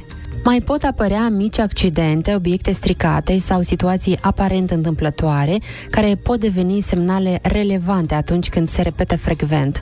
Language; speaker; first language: Romanian; native; Romanian